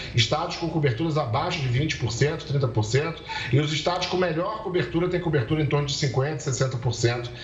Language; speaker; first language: Portuguese; native; Portuguese